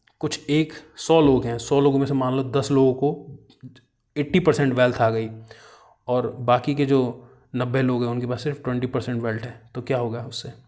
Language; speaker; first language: Hindi; native; Hindi